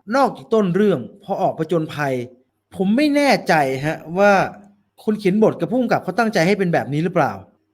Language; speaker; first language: Thai; native; Thai